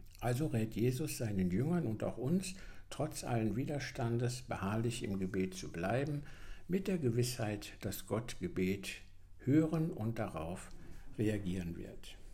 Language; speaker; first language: German; native; German